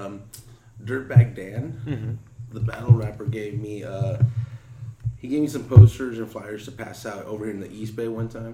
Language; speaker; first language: English; native; English